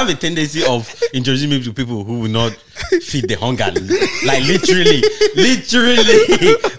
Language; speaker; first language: English; non-native, local second language; Igbo